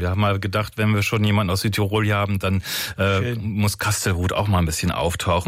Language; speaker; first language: German; native; German